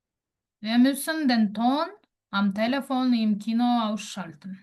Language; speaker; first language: German; non-native, fluent; Kyrgyz